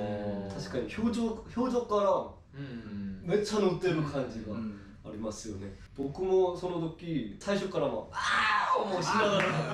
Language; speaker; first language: Japanese; non-native, fluent; Korean